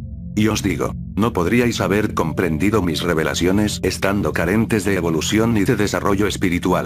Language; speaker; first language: Spanish; native; Spanish